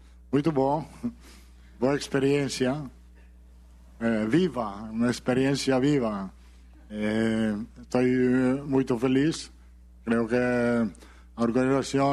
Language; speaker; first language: Portuguese; non-native, learner; Italian